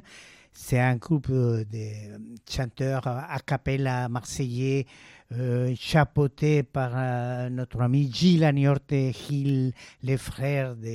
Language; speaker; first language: French; non-native, fluent; Spanish